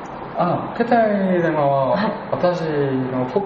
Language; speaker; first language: Japanese; non-native, learner; Korean